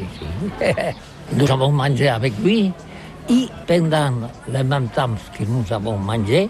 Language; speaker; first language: French; non-native, learner; Catalan